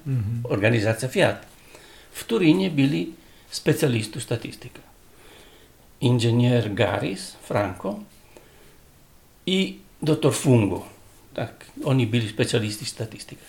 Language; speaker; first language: Polish; non-native, learner; Italian